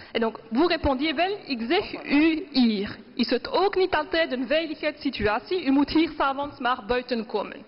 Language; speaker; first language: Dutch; non-native, local second language; French